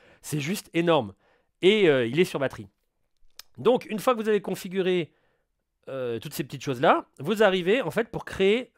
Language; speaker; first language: French; native; French